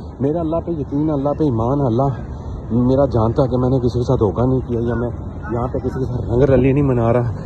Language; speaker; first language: Urdu; non-native, local second language; Punjabi